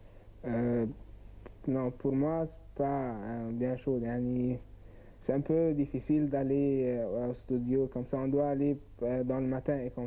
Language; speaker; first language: French; non-native, learner; Arabic